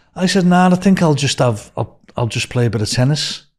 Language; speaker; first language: English; native; English